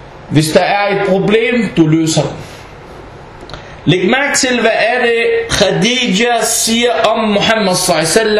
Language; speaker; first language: Danish; non-native, fluent; Arabic